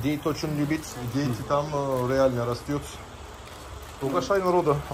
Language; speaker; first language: Russian; non-native, learner; Turkish